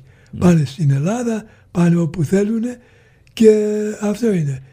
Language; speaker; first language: Greek; early bilingual, heritage; Greek